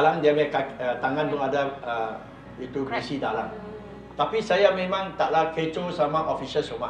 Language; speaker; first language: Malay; non-native, local second language; Chinese